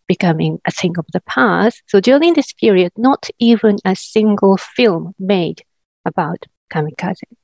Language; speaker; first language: English; non-native, fluent; Japanese